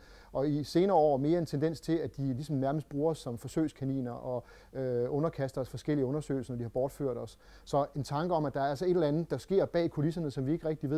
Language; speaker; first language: Danish; native; Danish